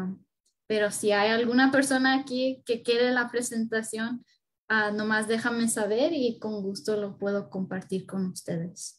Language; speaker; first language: Spanish; early bilingual, heritage; Spanish